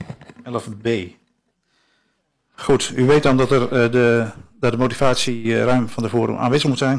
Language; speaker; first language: Dutch; native; Dutch